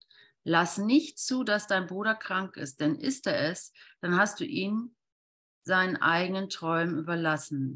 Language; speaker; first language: German; native; German